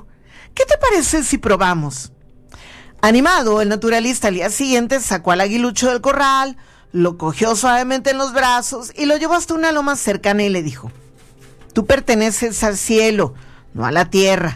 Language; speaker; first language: Spanish; native; Spanish